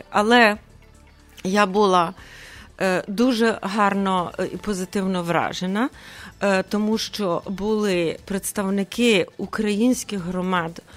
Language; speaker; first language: Ukrainian; early bilingual, heritage; Ukrainian